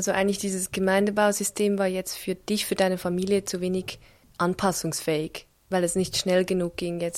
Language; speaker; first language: German; native; German